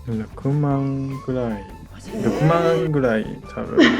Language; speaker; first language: Japanese; non-native, learner; Chinese